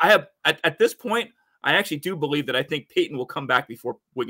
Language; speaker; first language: English; native; English